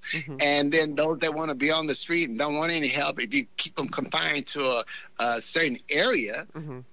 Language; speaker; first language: English; native; English